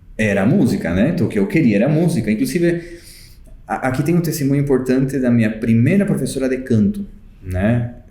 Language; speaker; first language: Portuguese; non-native, fluent; Spanish